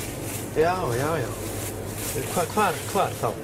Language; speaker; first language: Icelandic; non-native, learner; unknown